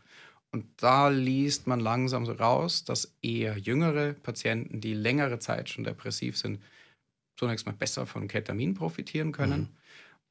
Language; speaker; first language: German; native; German